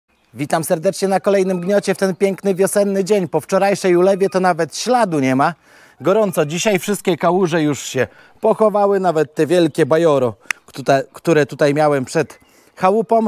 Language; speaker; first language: Polish; native; Polish